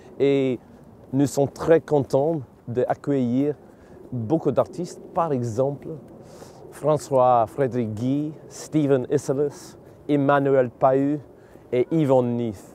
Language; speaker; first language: French; non-native, fluent; English